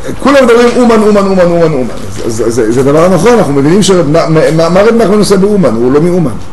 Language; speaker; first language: Hebrew; native; Hebrew